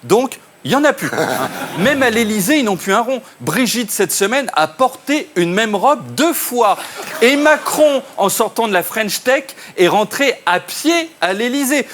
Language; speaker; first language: French; native; French